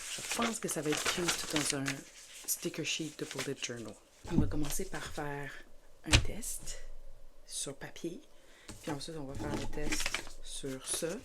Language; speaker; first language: French; native; French